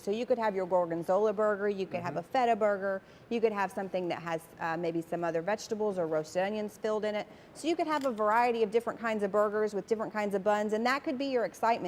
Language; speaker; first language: English; native; English